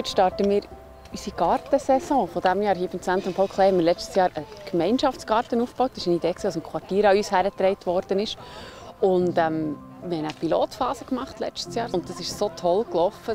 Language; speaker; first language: German; native; German